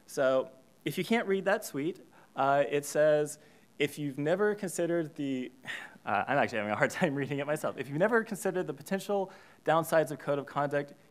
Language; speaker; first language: English; native; English